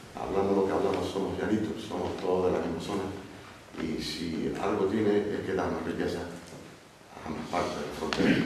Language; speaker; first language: Spanish; native; Spanish